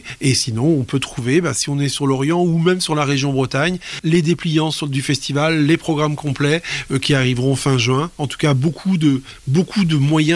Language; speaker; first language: French; native; French